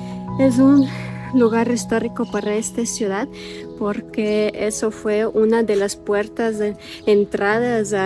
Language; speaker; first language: Spanish; non-native, fluent; Ukrainian